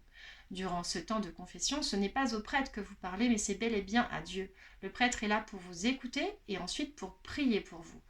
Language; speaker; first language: French; native; French